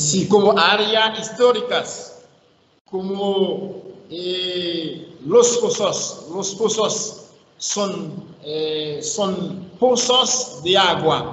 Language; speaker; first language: Spanish; non-native, learner; Haitian Creole